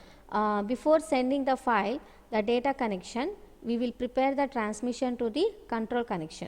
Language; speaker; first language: English; non-native, local second language; Telugu